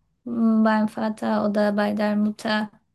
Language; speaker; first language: German; non-native, learner; Turkish